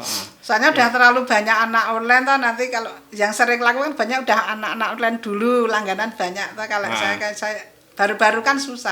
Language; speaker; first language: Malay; non-native, local second language; Javanese